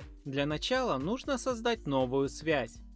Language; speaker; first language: Russian; native; Russian